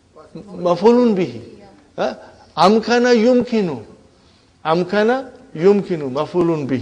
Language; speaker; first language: Arabic; non-native, fluent; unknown